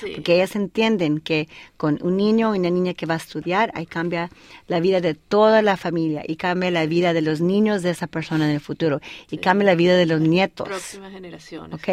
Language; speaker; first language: Spanish; early bilingual, heritage; Spanish